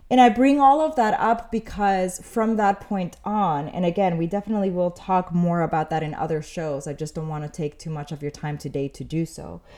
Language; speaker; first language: English; early bilingual, other home language; Spanish